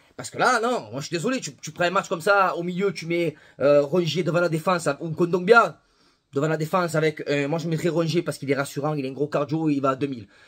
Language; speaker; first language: French; native; French